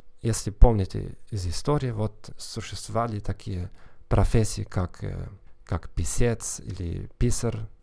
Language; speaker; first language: Russian; non-native, fluent; German